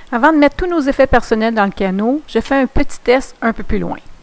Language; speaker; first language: French; native; French